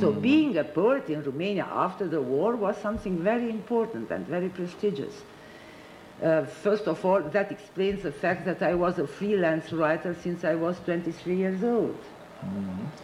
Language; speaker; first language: English; non-native, fluent; Romanian